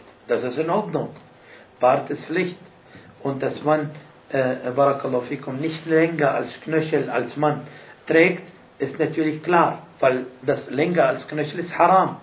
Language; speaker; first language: German; non-native, fluent; Arabic